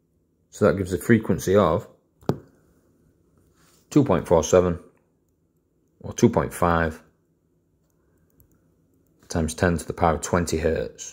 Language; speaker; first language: English; native; English